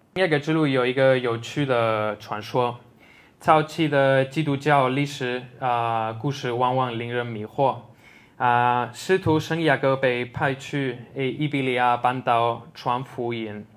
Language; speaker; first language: Chinese; non-native, fluent; Spanish